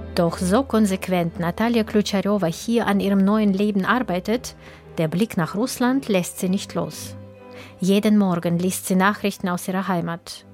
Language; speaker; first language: German; native; German